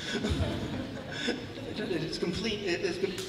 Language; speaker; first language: English; native; English